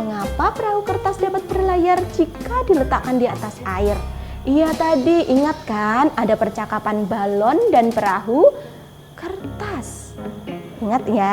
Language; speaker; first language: Indonesian; native; Indonesian